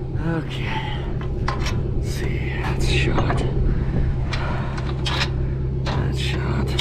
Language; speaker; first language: English; native; English